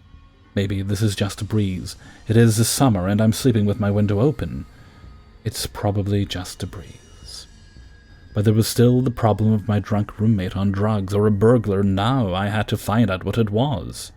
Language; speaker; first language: English; native; English